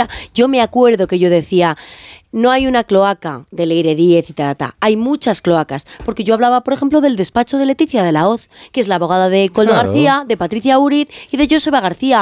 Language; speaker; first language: Spanish; native; Spanish